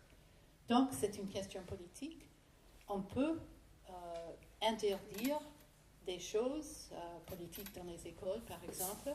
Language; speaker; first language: French; non-native, fluent; English